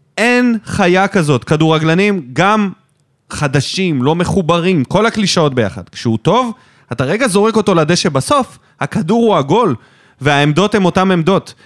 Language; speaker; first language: Hebrew; native; Hebrew